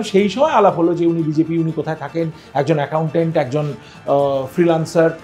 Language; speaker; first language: Bangla; native; Bangla